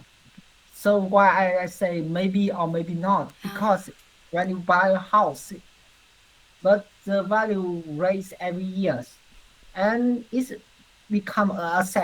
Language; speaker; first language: English; non-native, learner; Vietnamese